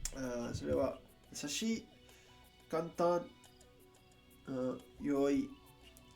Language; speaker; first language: Japanese; non-native, learner; Spanish